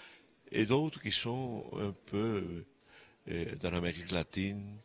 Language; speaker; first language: French; non-native, fluent; Spanish